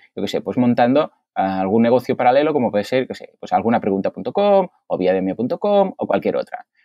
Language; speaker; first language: Spanish; native; Spanish